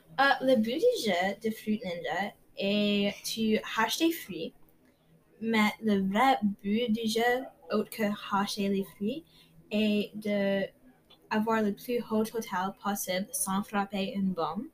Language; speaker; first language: French; non-native, learner; English